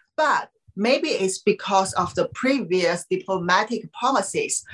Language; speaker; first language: English; non-native, fluent; Chinese